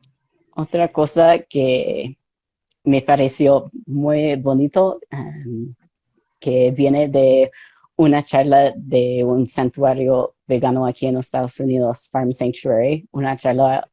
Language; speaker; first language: Spanish; non-native, fluent; English